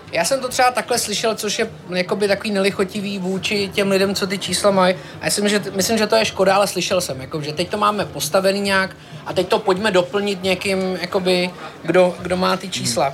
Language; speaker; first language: Czech; native; Czech